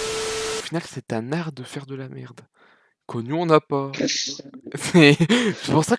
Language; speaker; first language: French; native; French